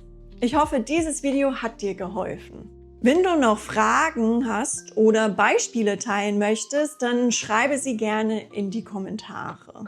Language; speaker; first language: German; non-native, fluent; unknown